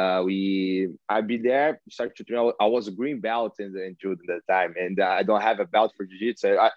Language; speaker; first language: English; non-native, learner; Portuguese